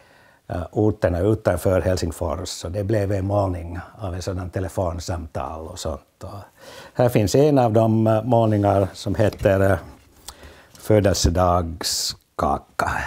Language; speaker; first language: Swedish; non-native, fluent; Finnish